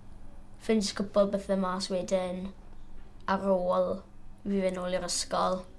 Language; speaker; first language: Welsh; native; Welsh